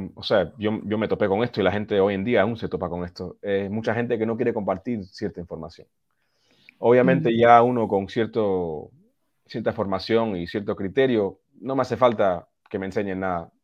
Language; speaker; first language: Spanish; early bilingual, heritage; Spanish